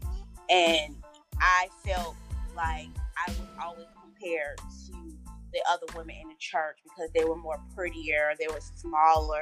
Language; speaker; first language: English; native; English